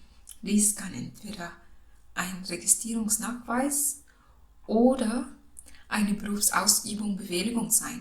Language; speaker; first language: German; non-native, local second language; Filipino